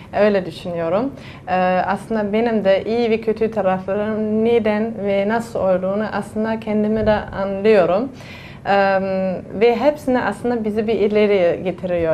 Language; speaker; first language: Turkish; non-native, fluent; German